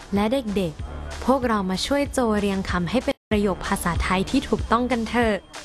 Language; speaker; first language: Thai; native; Thai